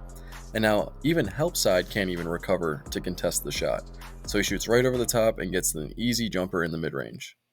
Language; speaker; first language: English; native; English